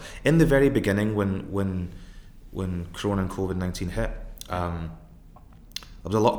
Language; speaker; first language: English; native; English